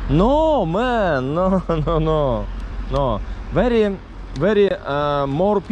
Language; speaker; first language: English; non-native, learner; Polish